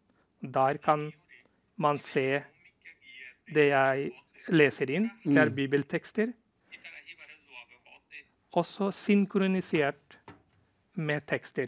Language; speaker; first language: Norwegian; non-native, fluent; Rohingya